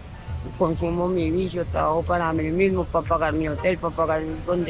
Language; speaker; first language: Spanish; native; Spanish